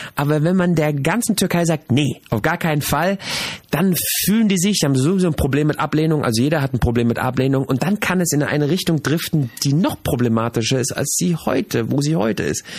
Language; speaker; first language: German; native; German